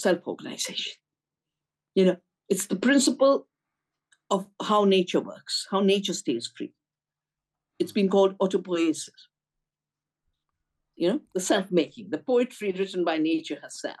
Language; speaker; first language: English; non-native, local second language; Hindi